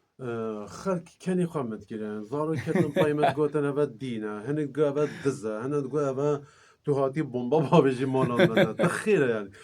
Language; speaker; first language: Kurdish; native; Kurdish